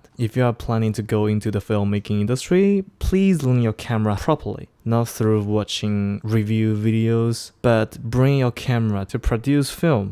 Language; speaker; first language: English; non-native, fluent; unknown